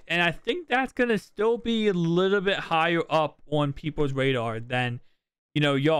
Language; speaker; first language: English; native; English